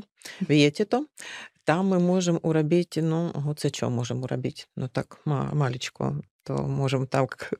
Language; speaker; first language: Slovak; non-native, learner; Ukrainian